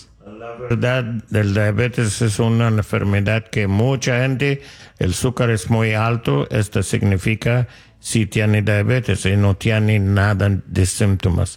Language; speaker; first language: Spanish; non-native, fluent; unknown